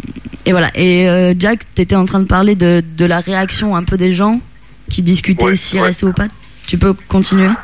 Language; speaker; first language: French; non-native, fluent; Italian